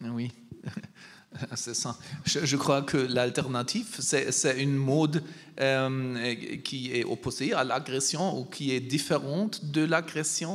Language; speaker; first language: French; non-native, learner; German